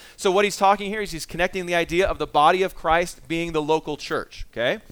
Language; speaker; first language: English; native; English